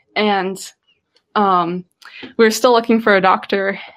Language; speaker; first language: English; native; English